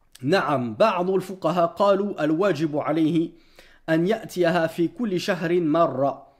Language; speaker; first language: Arabic; non-native, fluent; French